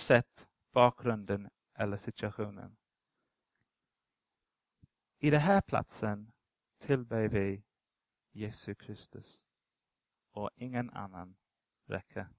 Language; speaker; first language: Swedish; non-native, fluent; English